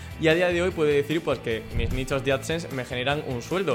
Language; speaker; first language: Spanish; native; Spanish